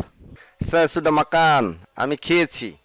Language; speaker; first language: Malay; non-native, fluent; Bangla